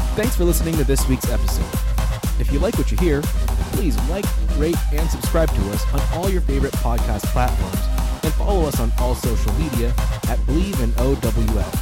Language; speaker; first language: English; early bilingual, other home language; Filipino